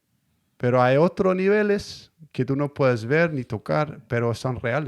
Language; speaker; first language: Spanish; non-native, learner; Danish